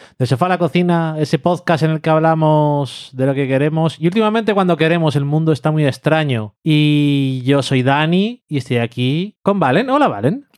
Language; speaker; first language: Spanish; native; Spanish